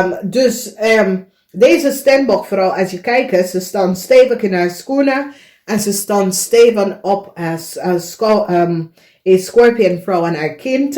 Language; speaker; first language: Dutch; non-native, learner; English